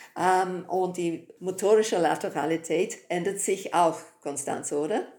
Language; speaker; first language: German; non-native, fluent; English